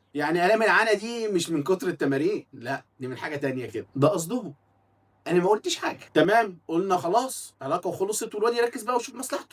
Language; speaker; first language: Arabic; native; Arabic